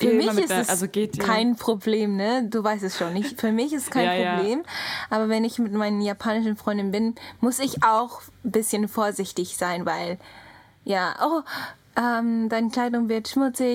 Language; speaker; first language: German; non-native, learner; Japanese